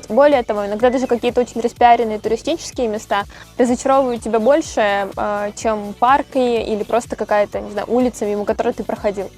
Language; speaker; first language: Russian; native; Russian